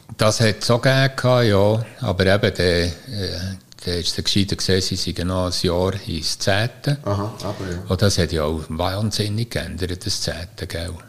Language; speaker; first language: German; native; German